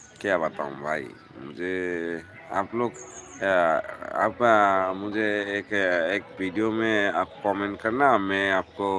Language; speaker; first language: Hindi; non-native, fluent; Bangla